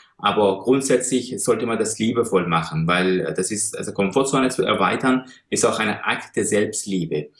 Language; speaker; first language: German; non-native, fluent; Persian